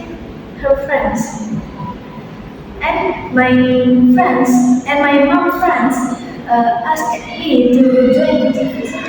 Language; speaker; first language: English; non-native, learner; Indonesian